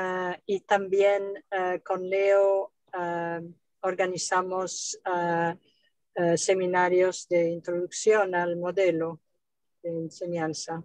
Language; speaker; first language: Spanish; non-native, fluent; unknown